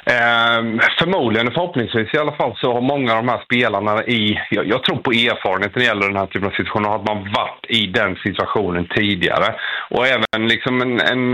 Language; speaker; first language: Swedish; native; Swedish